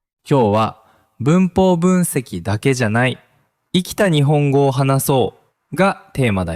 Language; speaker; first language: Japanese; native; Japanese